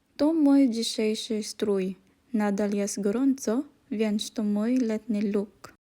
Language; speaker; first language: Polish; non-native, learner; Filipino